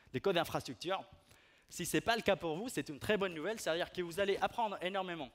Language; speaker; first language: French; non-native, fluent; Spanish